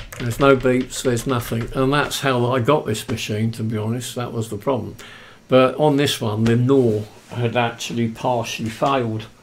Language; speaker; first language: English; native; English